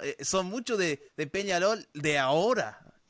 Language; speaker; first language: Spanish; early bilingual, heritage; Spanish